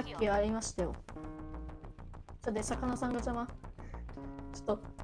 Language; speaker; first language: Japanese; native; Japanese